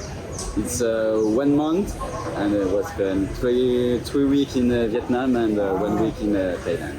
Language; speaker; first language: English; non-native, learner; French